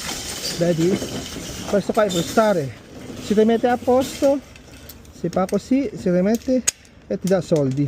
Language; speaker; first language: Italian; non-native, learner; Filipino